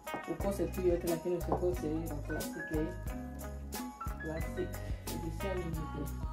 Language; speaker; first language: French; non-native, local second language; Swahili